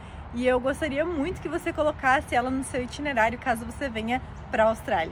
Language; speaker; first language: Portuguese; native; Portuguese